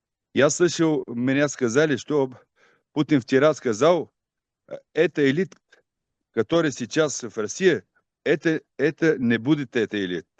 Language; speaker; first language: Russian; non-native, learner; Bulgarian